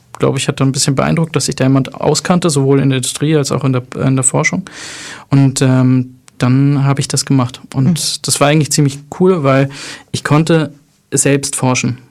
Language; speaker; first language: German; early bilingual, other home language; Arabic